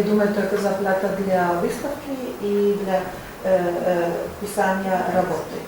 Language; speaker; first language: Russian; non-native, learner; German